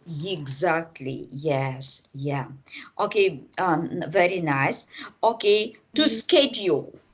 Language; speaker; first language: English; non-native, fluent; Russian